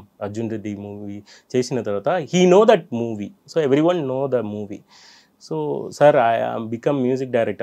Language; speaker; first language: Telugu; non-native, fluent; Tamil